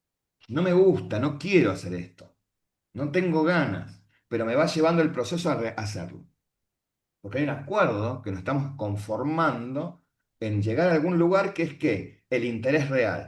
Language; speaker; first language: Spanish; native; Spanish